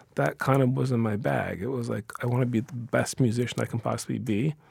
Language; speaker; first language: English; early bilingual, other home language; Ukrainian